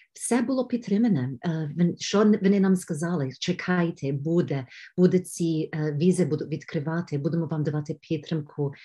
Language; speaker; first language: Ukrainian; early bilingual, heritage; Ukrainian